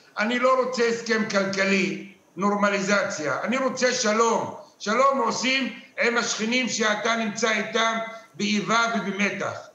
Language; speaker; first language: Hebrew; non-native, local second language; Arabic